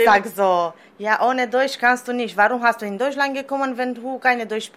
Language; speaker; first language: German; non-native, learner; Romanian